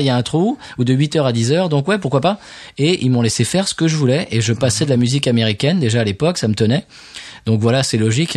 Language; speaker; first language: French; native; French